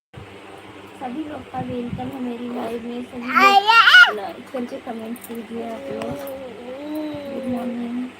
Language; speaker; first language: Hindi; non-native, local second language; Marathi